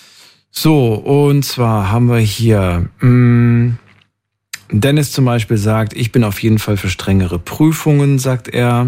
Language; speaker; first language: German; native; German